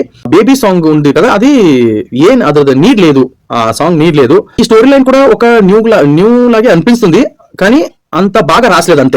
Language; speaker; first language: Telugu; non-native, learner; Kannada